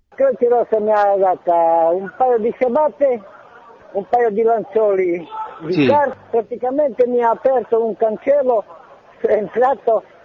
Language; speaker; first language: Italian; non-native, learner; Croatian